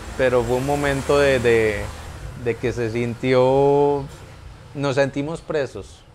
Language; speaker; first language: Spanish; native; Spanish